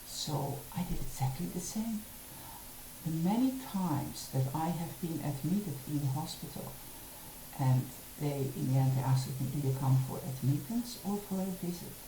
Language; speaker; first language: English; non-native, fluent; Dutch